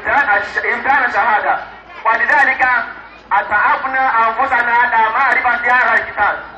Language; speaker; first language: Arabic; non-native, learner; Yoruba